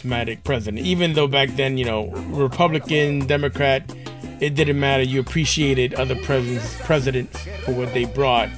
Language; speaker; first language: English; early bilingual, other home language; Spanish